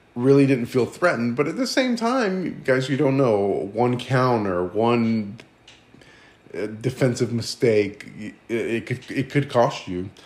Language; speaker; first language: English; early bilingual, other home language; Greek